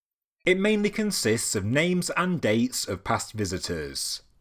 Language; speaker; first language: English; native; English